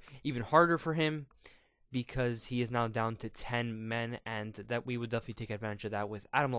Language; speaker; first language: English; native; English